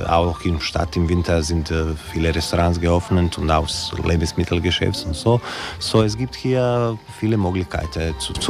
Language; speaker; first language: German; non-native, learner; Croatian